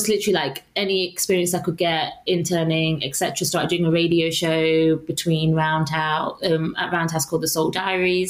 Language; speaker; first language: English; native; English